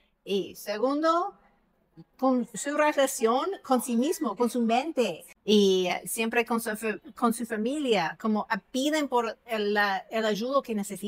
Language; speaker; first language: Spanish; non-native, fluent; English